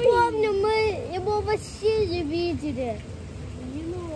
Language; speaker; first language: Russian; early bilingual, heritage; Russian